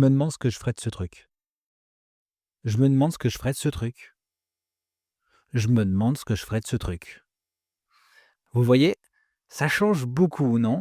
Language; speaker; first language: French; native; French